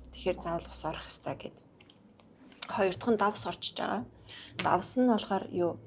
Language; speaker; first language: Mongolian; non-native, local second language; Kazakh